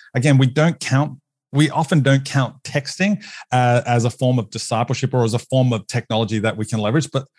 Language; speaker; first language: English; native; English